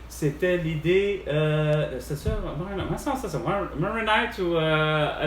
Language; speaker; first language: French; native; French